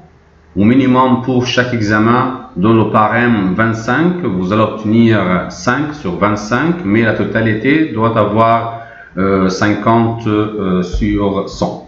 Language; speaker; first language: French; non-native, fluent; Arabic